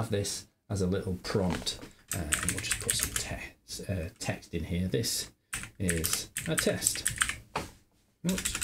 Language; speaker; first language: English; native; English